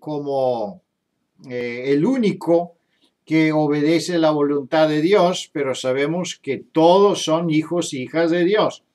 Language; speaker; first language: Spanish; non-native, fluent; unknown